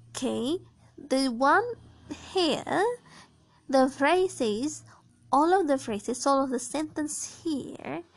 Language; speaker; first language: English; non-native, fluent; Indonesian